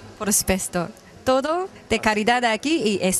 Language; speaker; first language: Spanish; non-native, fluent; Japanese